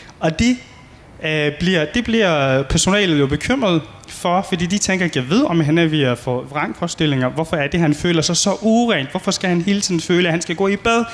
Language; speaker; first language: Danish; early bilingual, other home language; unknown